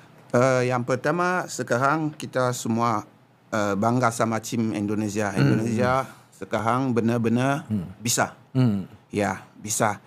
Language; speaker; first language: Indonesian; non-native, learner; Japanese